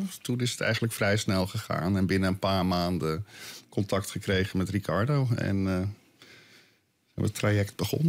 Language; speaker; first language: Dutch; native; Dutch